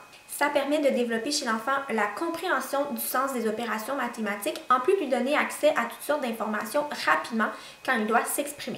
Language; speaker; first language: French; native; French